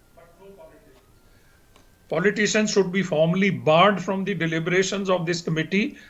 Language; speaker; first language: English; non-native, local second language; Punjabi